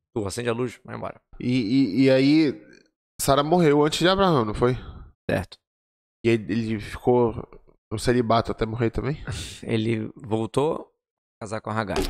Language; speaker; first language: Portuguese; native; Portuguese